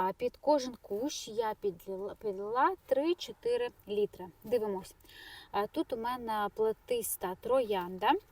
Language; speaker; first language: Ukrainian; non-native, local second language; Russian